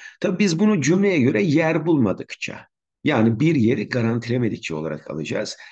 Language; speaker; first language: Turkish; native; Turkish